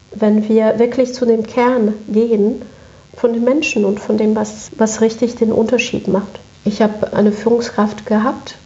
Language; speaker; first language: German; non-native, fluent; French